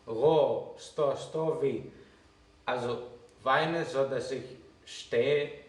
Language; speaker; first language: German; non-native, fluent; Greek